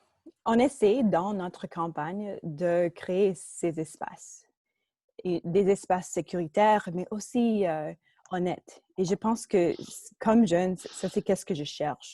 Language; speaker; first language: French; non-native, local second language; English